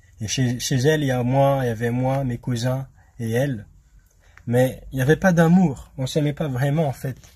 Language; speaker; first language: French; non-native, local second language; Malagasy